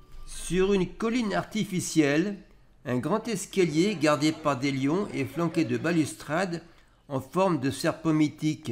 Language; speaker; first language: French; native; French